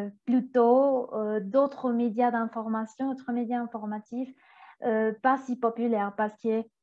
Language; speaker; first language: French; non-native, fluent; Spanish